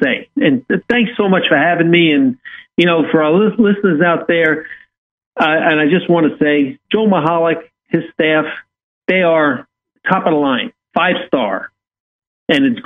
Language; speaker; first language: English; native; English